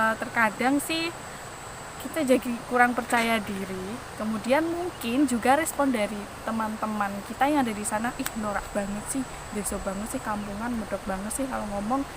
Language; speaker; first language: Indonesian; non-native, local second language; Javanese